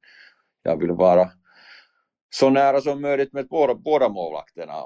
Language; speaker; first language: Swedish; non-native, learner; Finnish